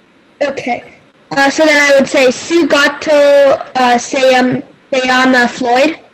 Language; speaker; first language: Spanish; non-native, learner; English